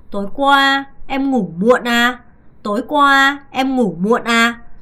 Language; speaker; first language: Vietnamese; non-native, fluent; Korean